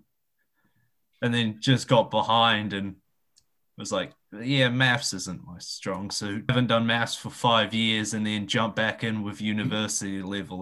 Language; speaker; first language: English; native; English